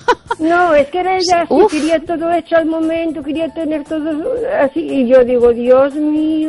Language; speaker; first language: Spanish; native; Spanish